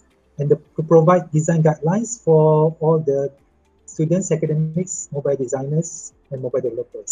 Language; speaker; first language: English; non-native, local second language; Malay